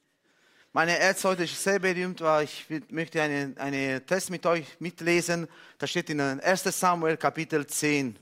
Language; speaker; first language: German; non-native, fluent; Italian